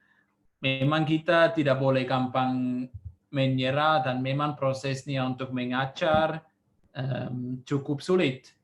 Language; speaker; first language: Indonesian; non-native, fluent; Swiss German